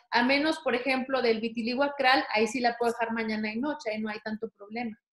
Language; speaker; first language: Spanish; native; Spanish